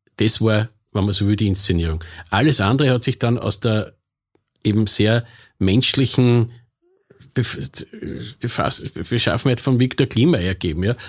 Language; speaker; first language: German; native; German